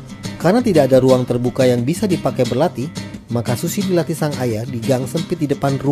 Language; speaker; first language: Indonesian; native; Indonesian